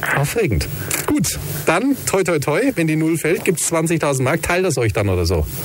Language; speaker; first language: German; native; German